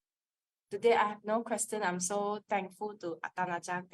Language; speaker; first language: English; non-native, learner; Thai